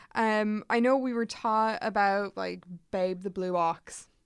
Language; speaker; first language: English; native; English